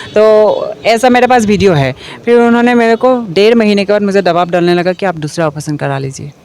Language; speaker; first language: Hindi; non-native, local second language; Assamese